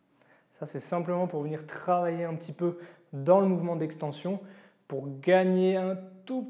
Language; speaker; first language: French; native; French